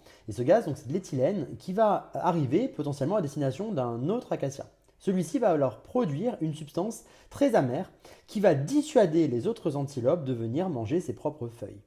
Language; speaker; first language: French; native; French